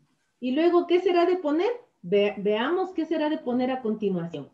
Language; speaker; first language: Spanish; native; Spanish